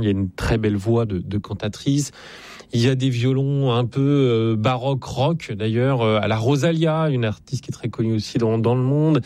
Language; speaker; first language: French; native; French